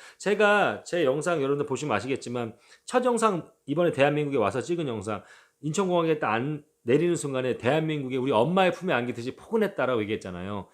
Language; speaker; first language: Korean; native; Korean